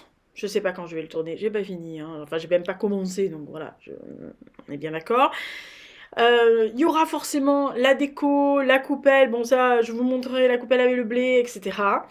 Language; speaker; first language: French; native; French